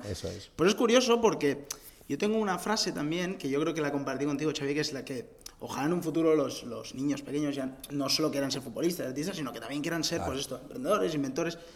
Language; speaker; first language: Spanish; native; Spanish